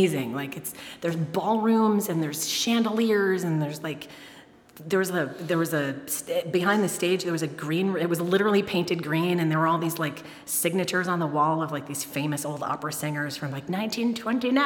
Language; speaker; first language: English; native; English